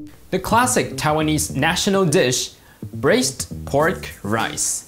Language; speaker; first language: English; non-native, fluent; Chinese